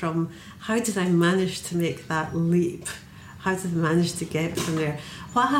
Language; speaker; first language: English; native; English